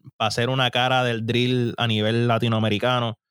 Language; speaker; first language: Spanish; early bilingual, heritage; Spanish